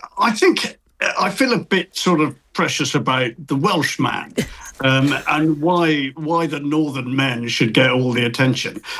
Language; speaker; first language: English; native; English